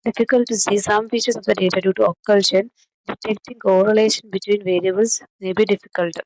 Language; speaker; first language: English; non-native, local second language; Malayalam